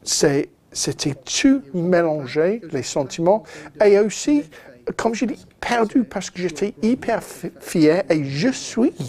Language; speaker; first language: French; non-native, fluent; English